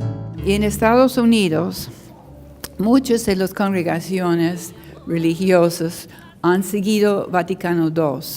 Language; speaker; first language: Spanish; non-native, learner; English